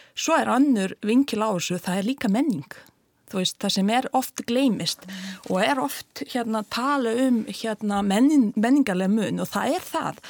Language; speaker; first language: Icelandic; non-native, fluent; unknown